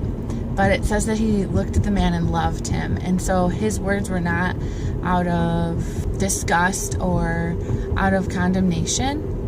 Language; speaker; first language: English; native; English